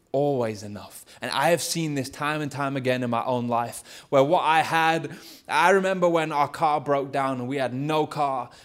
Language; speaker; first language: English; native; English